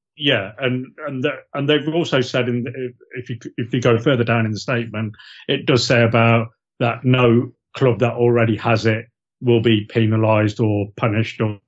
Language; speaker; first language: English; native; English